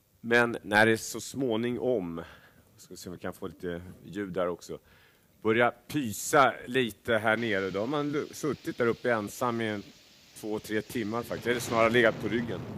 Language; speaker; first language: Swedish; native; Swedish